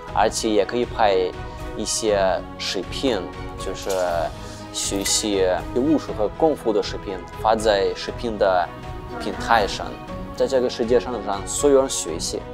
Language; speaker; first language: Chinese; non-native, fluent; Russian